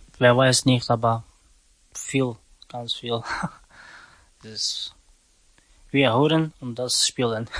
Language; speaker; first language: German; non-native, learner; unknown